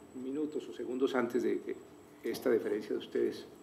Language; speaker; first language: Spanish; native; Spanish